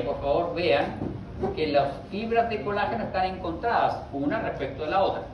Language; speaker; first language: Spanish; native; Spanish